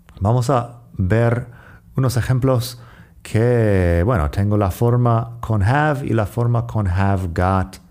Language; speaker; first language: Spanish; non-native, fluent; English